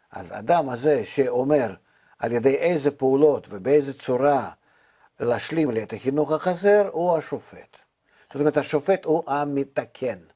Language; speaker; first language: Hebrew; non-native, fluent; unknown